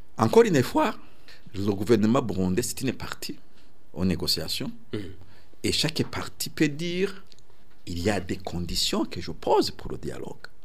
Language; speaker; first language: French; non-native, local second language; Rundi